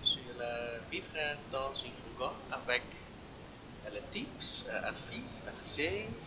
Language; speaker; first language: French; non-native, learner; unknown